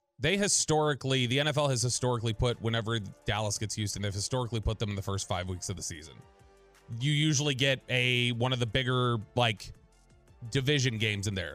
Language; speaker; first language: English; native; English